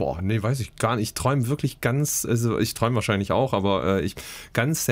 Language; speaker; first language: German; native; German